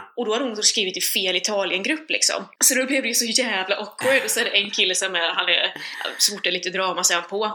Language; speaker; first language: Swedish; native; Swedish